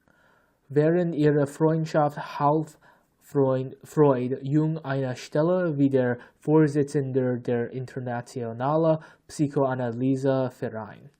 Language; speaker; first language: German; non-native, learner; English